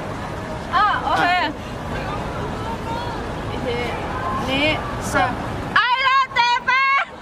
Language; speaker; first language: Japanese; non-native, learner; Thai